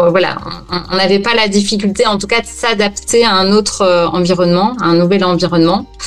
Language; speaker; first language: French; native; French